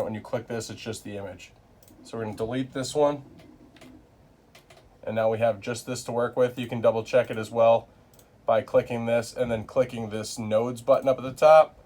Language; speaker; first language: English; native; English